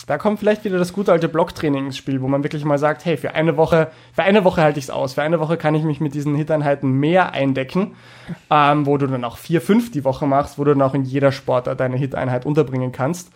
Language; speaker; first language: German; native; German